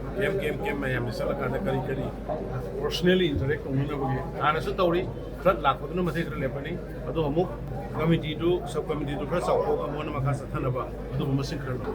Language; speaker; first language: Manipuri; native; Manipuri